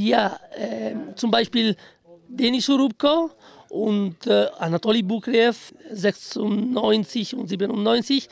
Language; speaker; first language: German; non-native, fluent; Italian